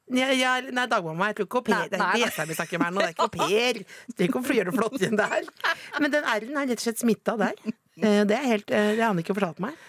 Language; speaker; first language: Norwegian; native; Norwegian